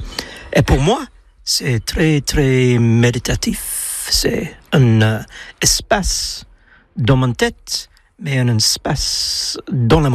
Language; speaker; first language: French; non-native, learner; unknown